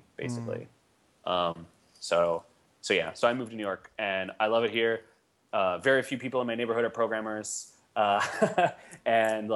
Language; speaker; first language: English; native; English